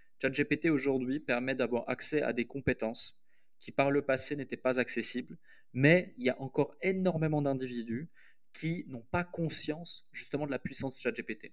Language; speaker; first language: French; native; French